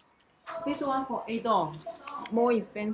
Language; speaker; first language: English; non-native, learner; Chinese